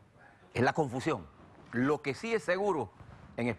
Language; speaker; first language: Spanish; native; Spanish